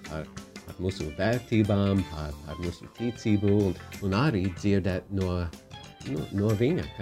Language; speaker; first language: Latvian; non-native, fluent; English